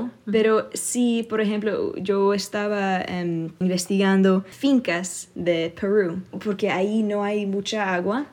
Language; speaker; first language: Spanish; early bilingual, other home language; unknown